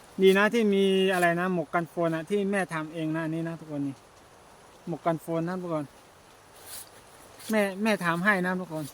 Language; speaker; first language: Thai; non-native, local second language; Shan